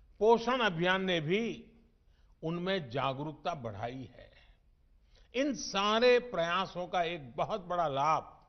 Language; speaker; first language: Hindi; non-native, local second language; Gujarati